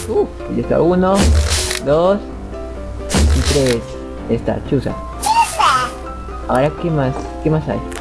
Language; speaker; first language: Spanish; native; Spanish